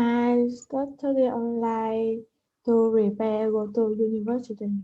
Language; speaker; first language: English; non-native, learner; Vietnamese